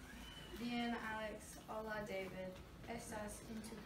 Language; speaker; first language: Spanish; non-native, learner; English